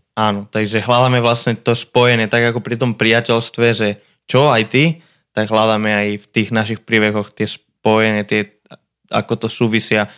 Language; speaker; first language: Slovak; non-native, fluent; Spanish